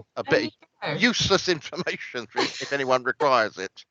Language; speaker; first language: English; native; English